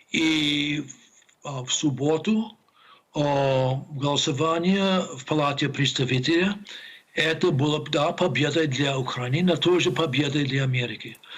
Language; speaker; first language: Russian; non-native, fluent; English